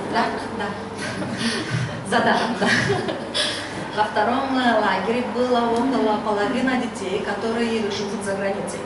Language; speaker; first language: Polish; non-native, learner; Russian